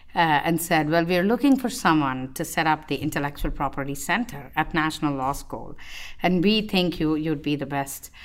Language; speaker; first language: English; non-native, local second language; Tamil